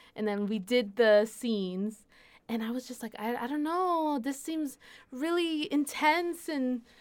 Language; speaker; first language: English; non-native, fluent; Spanish